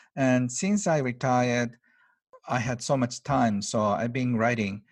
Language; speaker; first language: English; non-native, fluent; Japanese